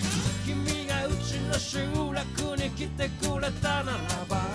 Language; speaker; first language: Japanese; native; Japanese